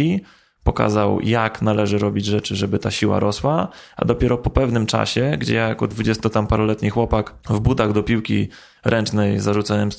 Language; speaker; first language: Polish; native; Polish